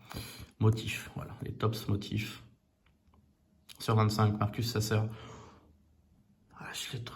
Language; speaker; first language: French; native; French